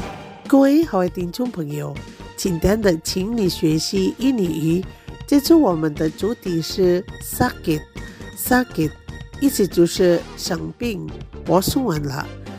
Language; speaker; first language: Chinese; non-native, fluent; Indonesian